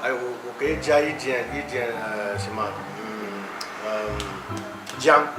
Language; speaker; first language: Chinese; non-native, learner; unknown